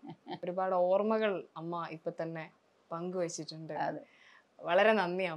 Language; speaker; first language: Malayalam; native; Malayalam